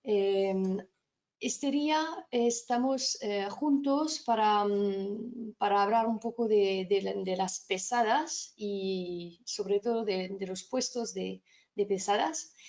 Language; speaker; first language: Spanish; non-native, fluent; French